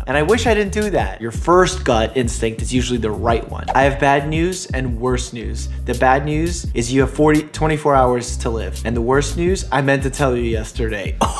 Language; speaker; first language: English; native; English